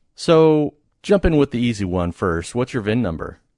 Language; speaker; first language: English; native; English